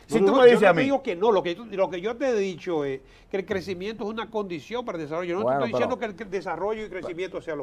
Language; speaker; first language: Spanish; native; Spanish